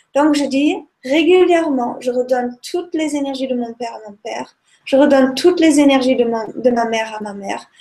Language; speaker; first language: French; non-native, fluent; German